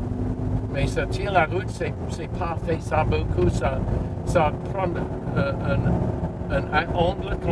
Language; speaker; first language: French; non-native, learner; English